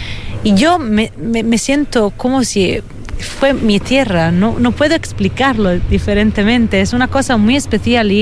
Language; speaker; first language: Spanish; non-native, fluent; Italian